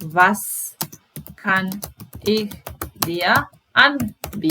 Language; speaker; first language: German; non-native, fluent; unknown